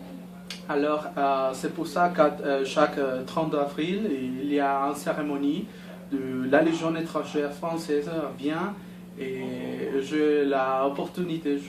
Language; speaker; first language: French; non-native, learner; Spanish